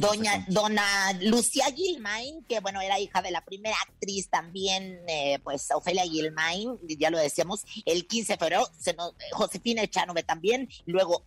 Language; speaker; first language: Spanish; native; Spanish